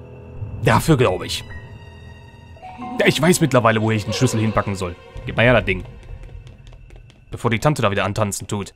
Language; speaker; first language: German; native; German